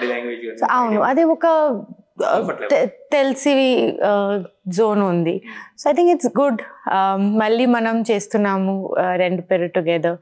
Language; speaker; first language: Telugu; non-native, learner; Bangla